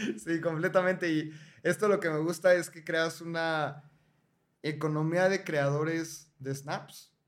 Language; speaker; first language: Spanish; native; Spanish